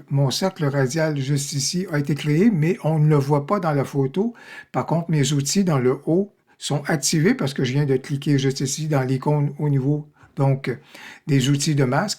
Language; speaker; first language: French; native; French